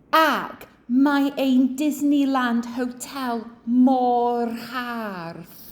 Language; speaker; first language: Welsh; non-native, learner; English